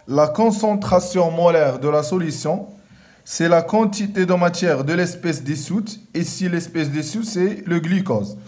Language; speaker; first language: French; non-native, local second language; Arabic